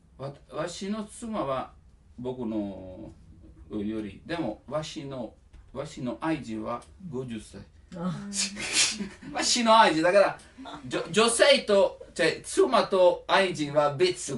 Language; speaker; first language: Japanese; non-native, learner; Italian